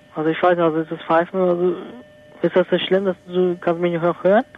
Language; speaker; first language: German; early bilingual, other home language; Turkish